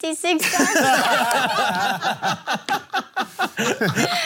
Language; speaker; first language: English; non-native, fluent; Korean